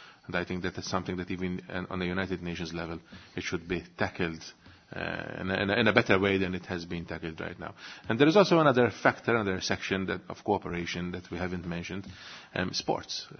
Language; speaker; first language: English; non-native, local second language; Maltese